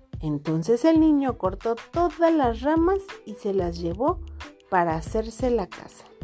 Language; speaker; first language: Spanish; non-native, fluent; Portuguese